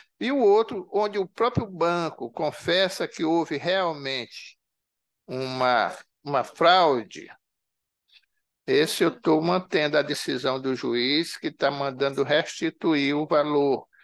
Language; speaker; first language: Portuguese; native; Portuguese